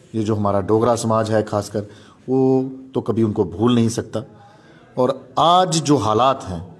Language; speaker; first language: Hindi; non-native, local second language; Dogri